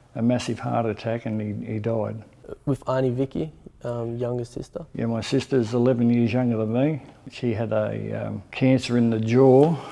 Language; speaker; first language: English; native; English